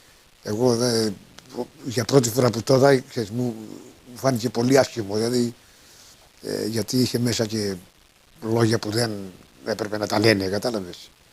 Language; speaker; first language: Greek; early bilingual, heritage; Greek